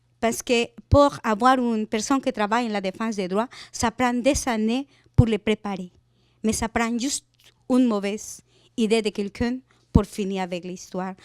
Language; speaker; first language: French; non-native, fluent; Spanish